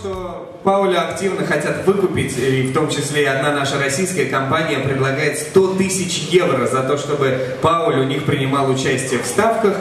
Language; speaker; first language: Russian; native; Russian